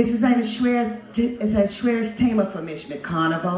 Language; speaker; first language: German; non-native, fluent; English